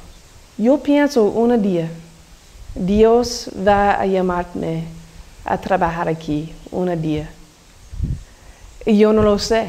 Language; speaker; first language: Spanish; non-native, learner; English